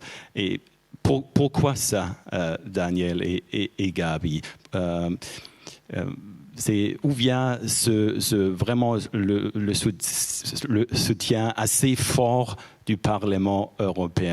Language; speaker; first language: French; non-native, fluent; German